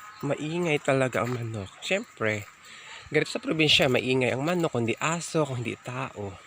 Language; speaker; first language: Filipino; native; Filipino